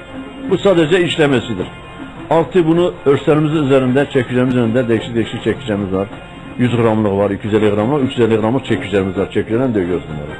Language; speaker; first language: Turkish; native; Turkish